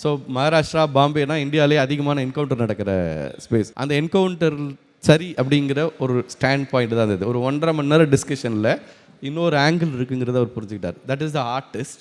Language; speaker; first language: Tamil; native; Tamil